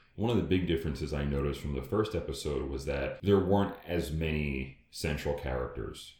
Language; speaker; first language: English; native; English